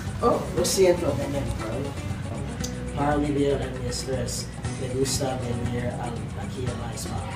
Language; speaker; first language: Spanish; non-native, learner; English